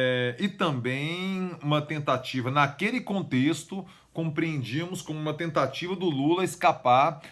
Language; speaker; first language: Portuguese; native; Portuguese